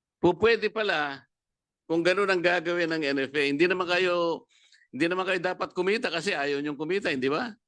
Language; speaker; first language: Filipino; non-native, local second language; Pampanga